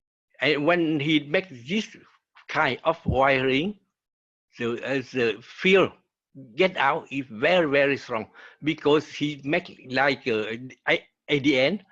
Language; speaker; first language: English; non-native, learner; Vietnamese